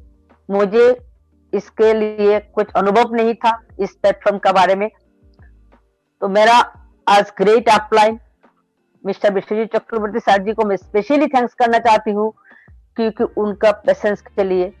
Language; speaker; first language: Hindi; non-native, local second language; Bangla